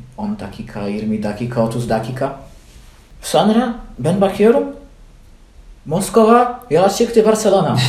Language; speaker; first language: Turkish; non-native, learner; Polish